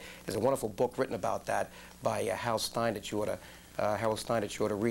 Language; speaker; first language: English; native; English